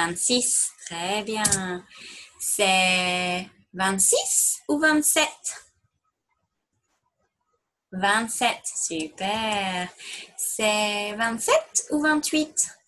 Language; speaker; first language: French; non-native, fluent; English